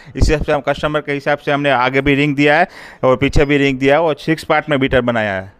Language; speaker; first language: Hindi; non-native, local second language; Gujarati